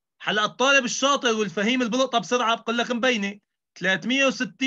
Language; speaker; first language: Arabic; native; Arabic